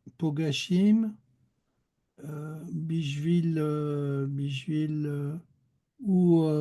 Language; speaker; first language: Hebrew; non-native, learner; French